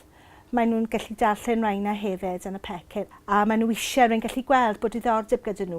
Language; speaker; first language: Welsh; native; Welsh